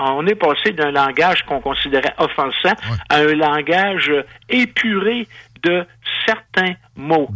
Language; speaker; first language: French; native; French